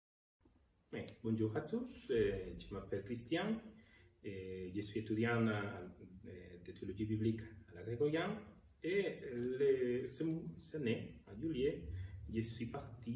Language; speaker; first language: French; non-native, learner; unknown